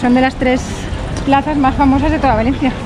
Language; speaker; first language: Spanish; native; Spanish